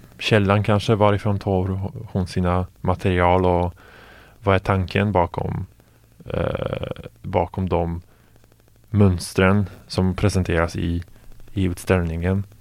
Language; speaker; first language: Swedish; non-native, fluent; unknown